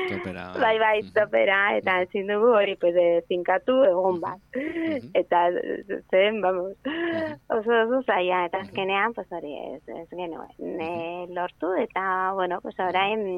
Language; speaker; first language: Basque; non-native, learner; Spanish